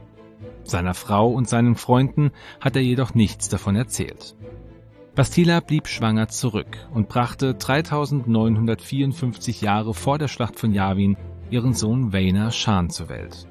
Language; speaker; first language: German; native; German